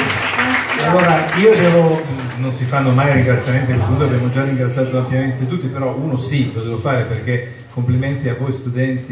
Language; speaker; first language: Italian; native; Italian